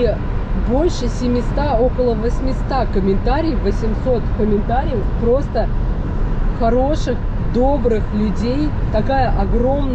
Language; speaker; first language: Russian; native; Russian